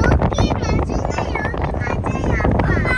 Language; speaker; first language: Korean; early bilingual, other home language; Kazakh